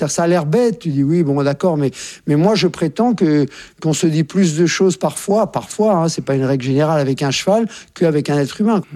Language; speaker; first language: French; native; French